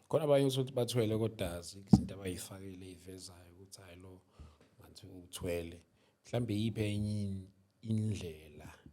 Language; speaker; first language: Zulu; native; Zulu